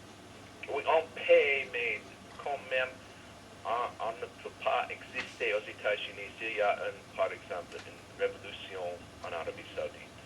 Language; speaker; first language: French; non-native, learner; English